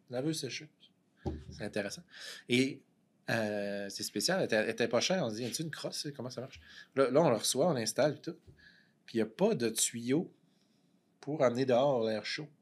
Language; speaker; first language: French; native; French